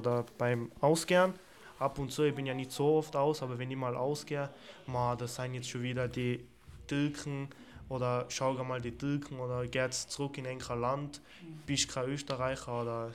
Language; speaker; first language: German; early bilingual, other home language; Turkish